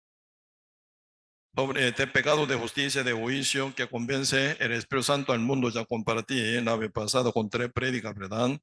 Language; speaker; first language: Spanish; non-native, learner; Korean